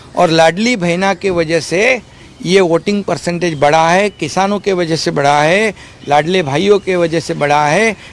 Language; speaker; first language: Hindi; non-native, local second language; Marathi